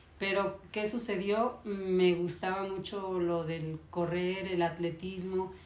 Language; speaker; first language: Spanish; native; Spanish